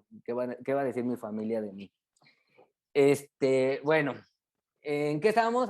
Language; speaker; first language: Spanish; native; Spanish